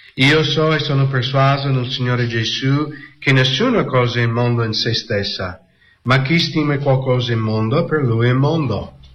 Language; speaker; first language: Italian; non-native, fluent; English